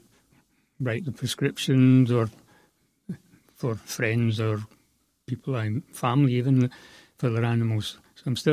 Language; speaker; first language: English; native; English